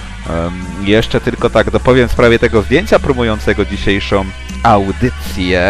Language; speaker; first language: Polish; native; Polish